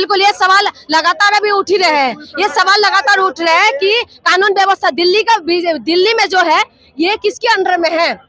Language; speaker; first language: Hindi; non-native, local second language; Assamese